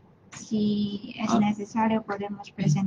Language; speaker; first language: Spanish; non-native, fluent; Chinese